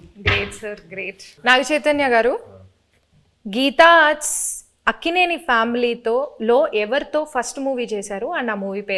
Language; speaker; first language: Telugu; native; Telugu